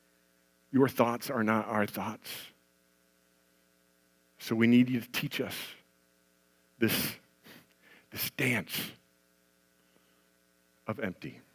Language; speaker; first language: English; native; English